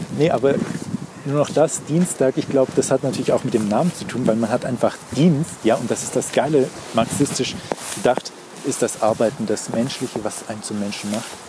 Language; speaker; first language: German; native; German